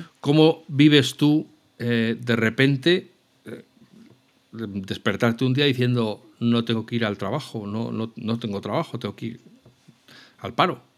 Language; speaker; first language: Spanish; native; Spanish